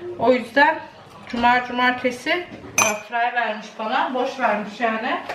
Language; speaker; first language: Turkish; early bilingual, heritage; Turkish